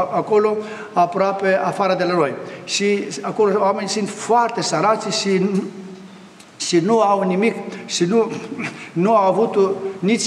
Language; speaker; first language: Romanian; non-native, fluent; Greek